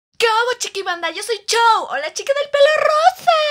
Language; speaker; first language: Spanish; native; Spanish